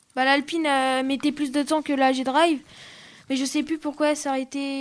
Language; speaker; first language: French; native; French